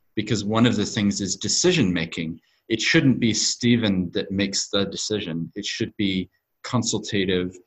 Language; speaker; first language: English; native; English